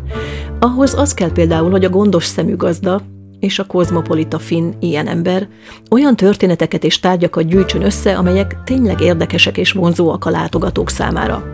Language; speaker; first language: Hungarian; native; Hungarian